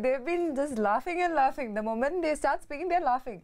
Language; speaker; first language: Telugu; non-native, fluent; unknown